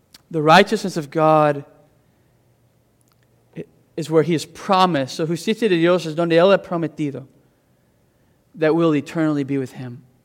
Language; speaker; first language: English; native; English